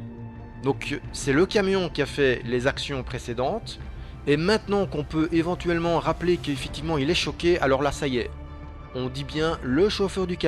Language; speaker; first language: French; native; French